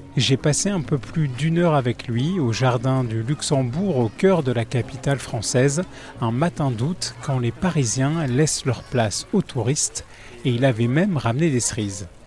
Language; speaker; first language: French; native; French